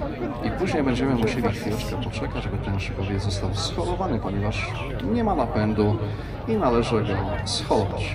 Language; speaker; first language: Polish; native; Polish